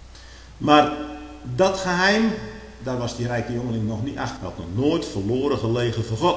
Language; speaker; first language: Dutch; native; Dutch